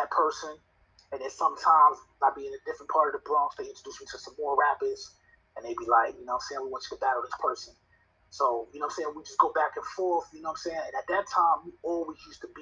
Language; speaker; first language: English; native; English